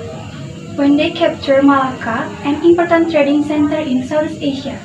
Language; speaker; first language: English; non-native, learner; Indonesian